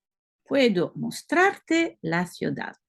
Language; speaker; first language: Spanish; non-native, learner; French